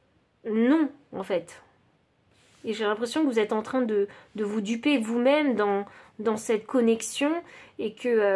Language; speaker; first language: French; native; French